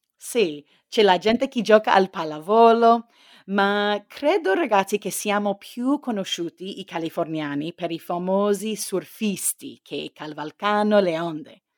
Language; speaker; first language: Italian; non-native, fluent; English